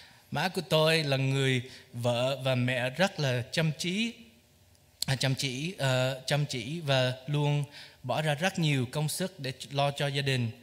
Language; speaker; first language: Vietnamese; early bilingual, heritage; Vietnamese